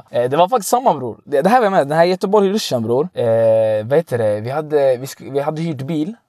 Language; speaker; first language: Swedish; early bilingual, other home language; Arabic